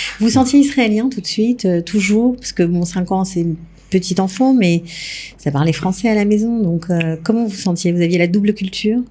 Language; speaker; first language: French; native; French